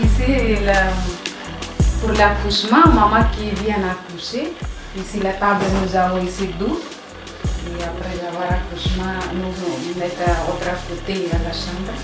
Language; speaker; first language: French; non-native, learner; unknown